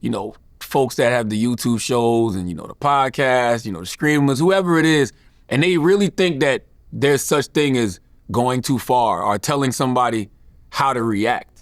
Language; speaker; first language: English; native; English